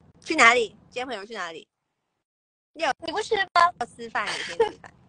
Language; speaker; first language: Chinese; non-native, learner; Thai